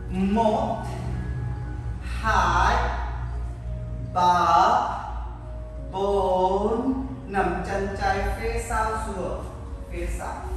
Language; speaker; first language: Vietnamese; non-native, learner; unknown